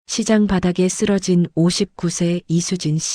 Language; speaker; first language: Korean; native; Korean